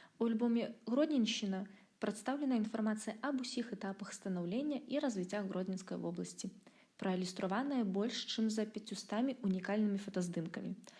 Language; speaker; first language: Belarusian; native; Belarusian